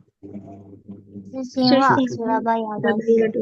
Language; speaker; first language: Japanese; non-native, learner; Indonesian